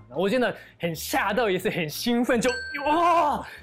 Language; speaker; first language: Chinese; non-native, fluent; Japanese